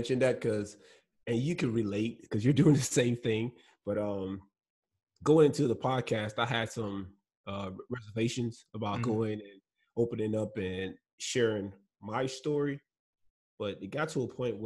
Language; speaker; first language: English; non-native, local second language; Igbo